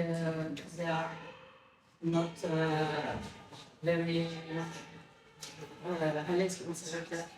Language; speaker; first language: English; non-native, learner; French